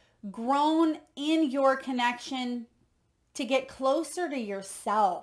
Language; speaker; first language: English; native; English